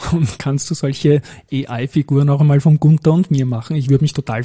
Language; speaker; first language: German; native; German